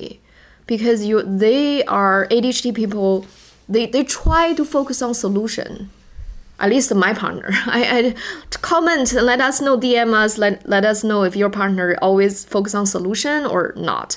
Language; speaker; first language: English; non-native, fluent; Chinese